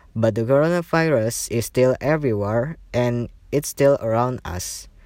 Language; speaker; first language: English; non-native, learner; Indonesian